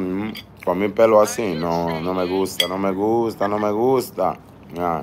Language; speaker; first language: Spanish; non-native, learner; Portuguese